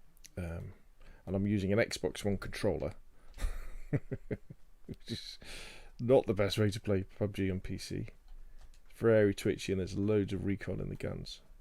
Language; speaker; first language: English; native; English